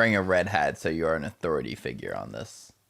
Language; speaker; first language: English; native; English